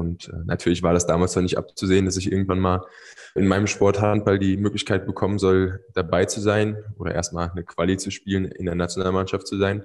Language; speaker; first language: German; native; German